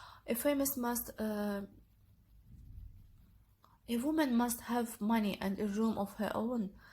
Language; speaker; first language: English; non-native, fluent; Azerbaijani